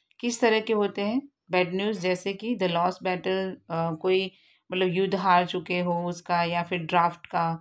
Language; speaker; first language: Hindi; non-native, local second language; Gujarati